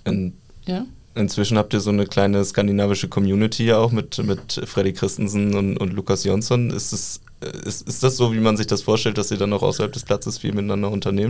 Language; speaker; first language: German; native; German